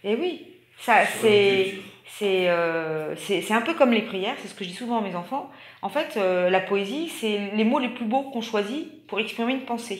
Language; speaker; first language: French; native; French